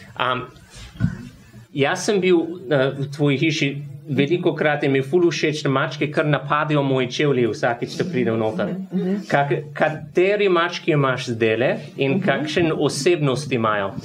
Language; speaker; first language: Slovenian; non-native, learner; English